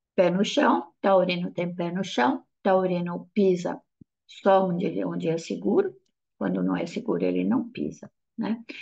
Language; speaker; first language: Portuguese; non-native, fluent; Italian